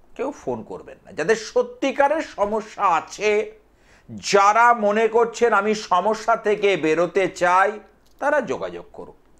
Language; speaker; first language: Bangla; native; Bangla